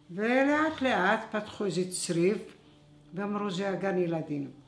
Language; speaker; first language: Hebrew; non-native, fluent; Arabic